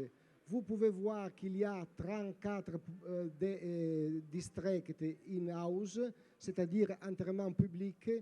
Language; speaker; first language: French; non-native, learner; Italian